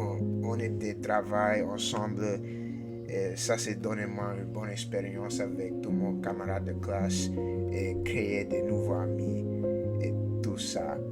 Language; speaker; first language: French; non-native, learner; English